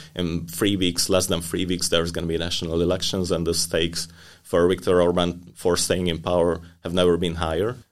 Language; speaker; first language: English; non-native, fluent; Hungarian